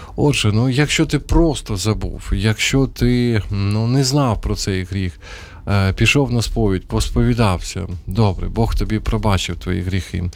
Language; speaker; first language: Ukrainian; non-native, local second language; Russian